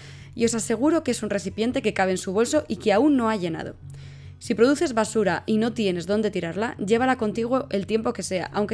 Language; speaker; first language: Spanish; native; Spanish